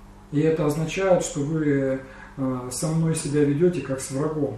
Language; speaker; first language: Russian; native; Russian